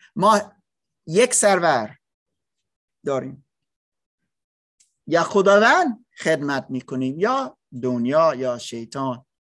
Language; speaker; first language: Persian; non-native, learner; English